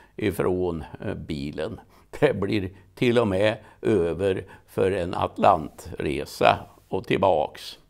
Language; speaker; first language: Swedish; native; Swedish